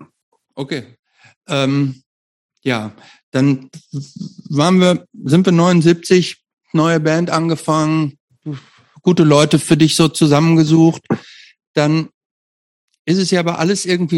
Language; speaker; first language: German; native; German